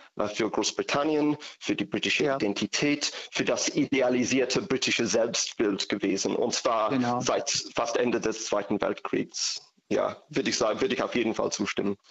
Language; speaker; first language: German; non-native, fluent; English